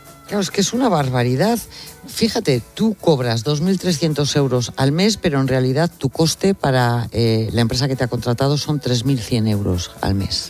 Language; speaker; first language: Spanish; native; Spanish